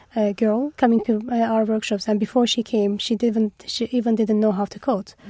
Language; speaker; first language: English; non-native, fluent; Turkish